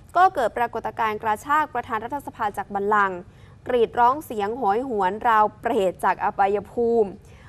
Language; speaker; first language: Thai; native; Thai